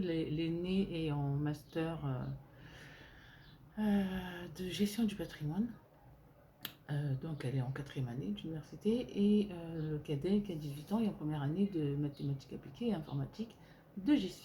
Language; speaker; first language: French; native; French